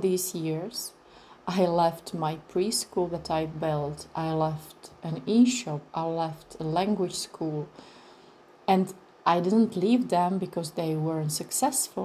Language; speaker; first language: English; non-native, fluent; Czech